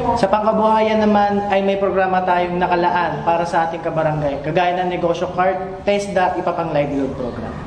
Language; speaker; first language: Filipino; native; Filipino